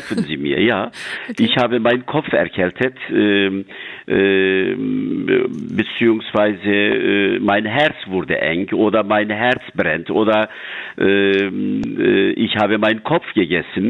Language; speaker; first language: German; non-native, fluent; Turkish